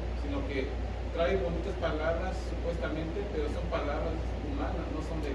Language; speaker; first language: Spanish; native; Spanish